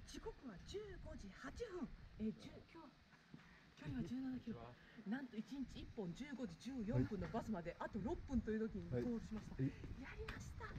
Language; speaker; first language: Japanese; native; Japanese